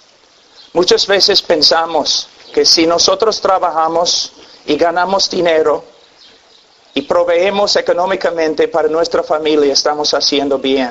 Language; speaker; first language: Spanish; non-native, fluent; English